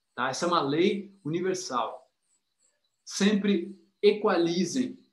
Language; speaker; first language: Portuguese; native; Portuguese